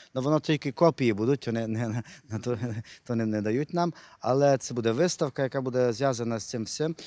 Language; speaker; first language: Ukrainian; non-native, local second language; Hungarian